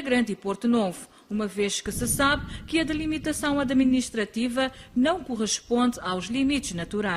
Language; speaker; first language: Portuguese; non-native, local second language; Kabuverdianu